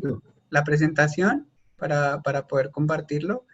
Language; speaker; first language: Spanish; native; Spanish